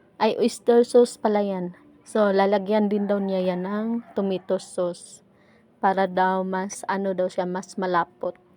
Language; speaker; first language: Filipino; non-native, local second language; Cebuano